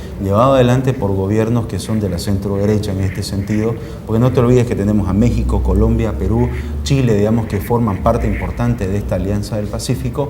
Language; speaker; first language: Spanish; native; Spanish